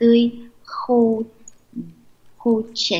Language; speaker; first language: Russian; non-native, learner; Vietnamese